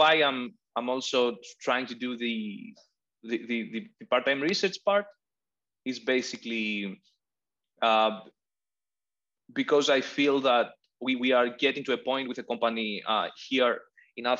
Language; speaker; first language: English; non-native, fluent; Greek